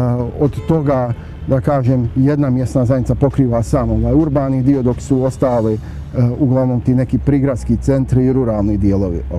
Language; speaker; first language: Bosnian; native; Bosnian